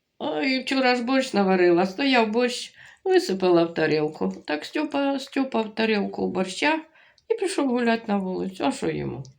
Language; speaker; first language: Ukrainian; native; Ukrainian